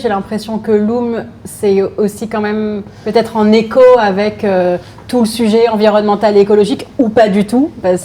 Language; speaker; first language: French; native; French